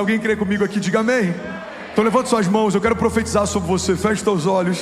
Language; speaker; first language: Portuguese; native; Portuguese